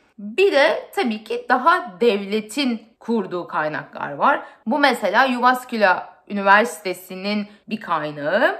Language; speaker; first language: Turkish; native; Turkish